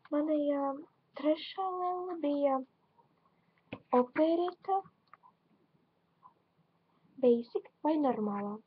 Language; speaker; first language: Latvian; non-native, local second language; Russian